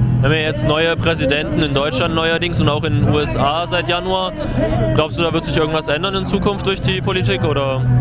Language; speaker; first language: German; native; German